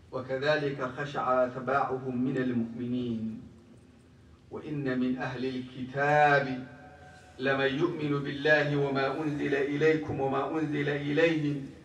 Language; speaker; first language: Arabic; non-native, local second language; Somali